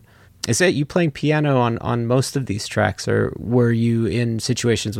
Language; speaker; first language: English; native; English